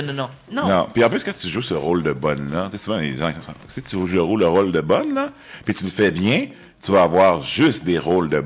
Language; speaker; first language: French; native; French